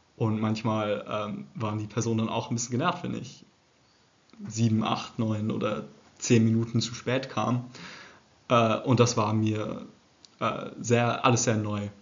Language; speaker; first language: German; early bilingual, heritage; English